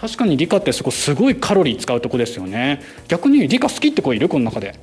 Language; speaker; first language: Japanese; native; Japanese